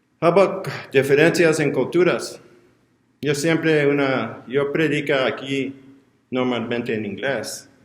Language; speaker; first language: Spanish; non-native, learner; English